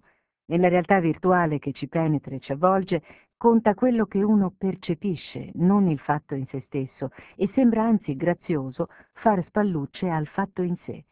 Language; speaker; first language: Italian; native; Italian